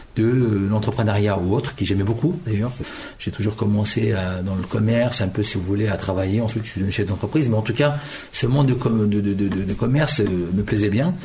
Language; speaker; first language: French; early bilingual, other home language; Turkish